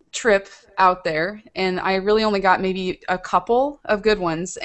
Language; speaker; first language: English; native; English